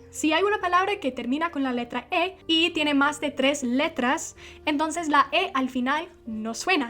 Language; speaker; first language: Spanish; non-native, fluent; English